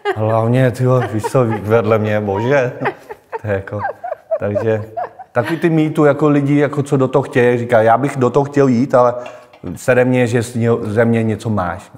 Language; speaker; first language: Czech; non-native, fluent; Vietnamese